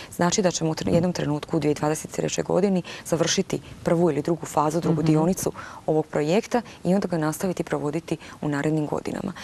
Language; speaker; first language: Croatian; native; Croatian